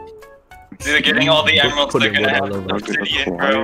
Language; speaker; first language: English; native; English